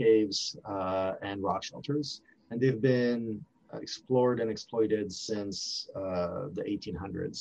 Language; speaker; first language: English; non-native, fluent; French